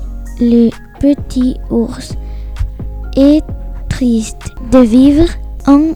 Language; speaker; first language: French; non-native, learner; Spanish